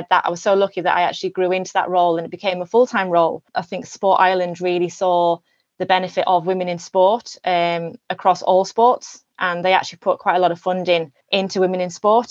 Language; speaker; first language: English; native; English